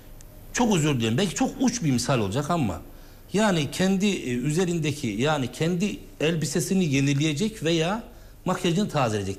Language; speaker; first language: Turkish; native; Turkish